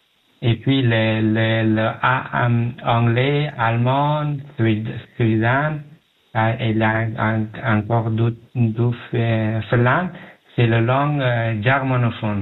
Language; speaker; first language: French; non-native, learner; Pashto